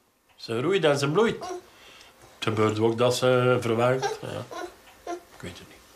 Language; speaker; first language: Dutch; native; Dutch